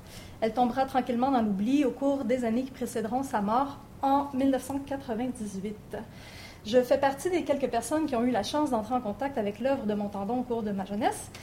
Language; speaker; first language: French; native; French